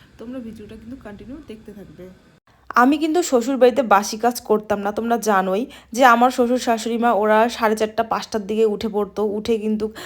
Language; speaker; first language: Bangla; non-native, local second language; Rangpuri